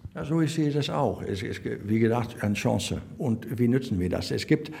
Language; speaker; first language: German; non-native, fluent; Dutch